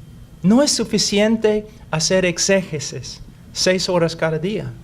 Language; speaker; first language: Spanish; non-native, fluent; English